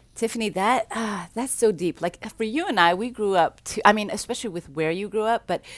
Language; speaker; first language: English; native; English